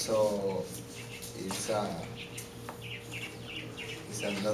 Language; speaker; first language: English; non-native, learner; Spanish